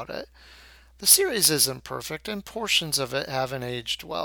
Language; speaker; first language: English; native; English